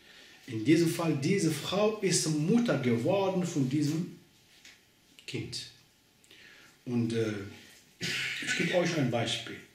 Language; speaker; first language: German; non-native, learner; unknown